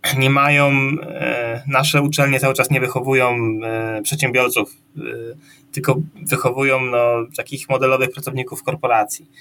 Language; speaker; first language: Polish; native; Polish